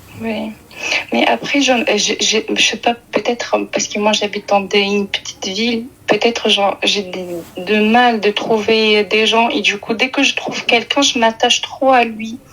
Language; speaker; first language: French; early bilingual, other home language; Arabic